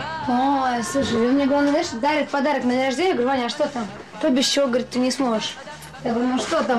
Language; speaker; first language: Russian; native; Russian